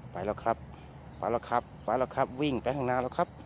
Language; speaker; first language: Thai; native; Thai